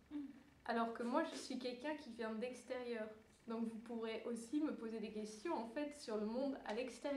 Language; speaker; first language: French; early bilingual, other home language; Dutch